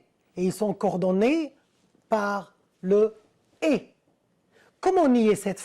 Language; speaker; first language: French; non-native, fluent; Arabic